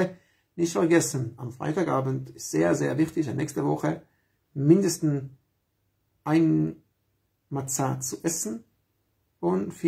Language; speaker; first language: German; non-native, fluent; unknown